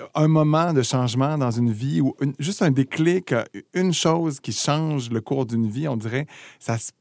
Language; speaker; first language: French; native; French